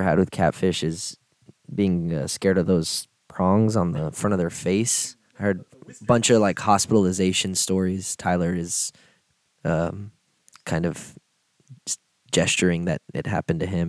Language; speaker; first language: English; native; English